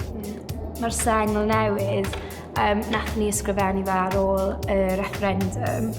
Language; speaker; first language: Welsh; non-native, local second language; English